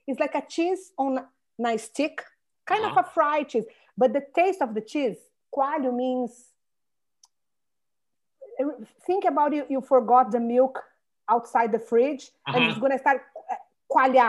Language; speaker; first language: English; non-native, fluent; Portuguese